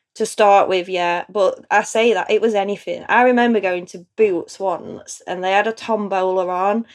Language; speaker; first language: English; native; English